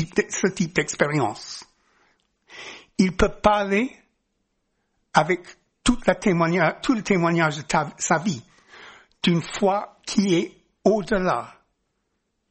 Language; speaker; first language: French; non-native, fluent; English